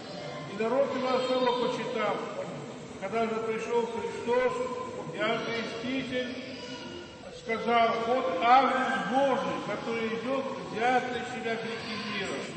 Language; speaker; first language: Russian; native; Russian